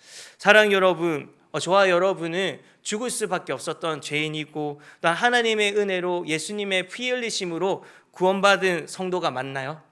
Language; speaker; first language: Korean; native; Korean